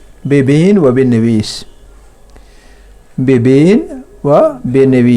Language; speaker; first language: Persian; non-native, fluent; Urdu